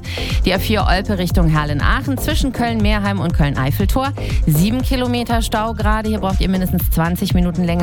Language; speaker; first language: German; native; German